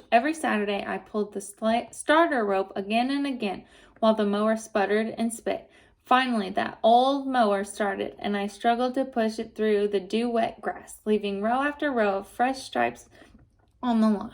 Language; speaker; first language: English; native; English